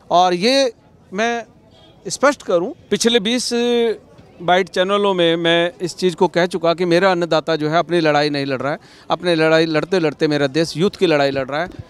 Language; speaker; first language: Hindi; native; Hindi